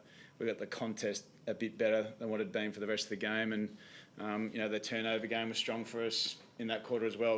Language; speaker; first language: English; native; English